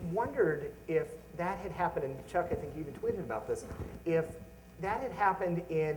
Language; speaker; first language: English; native; English